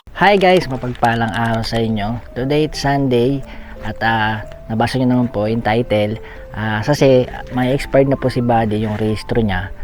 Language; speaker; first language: Filipino; native; Filipino